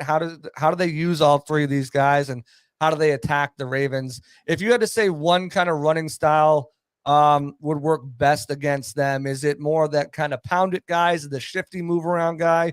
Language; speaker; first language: English; native; English